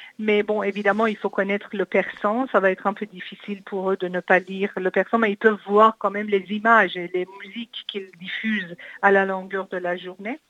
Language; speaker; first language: French; non-native, fluent; Persian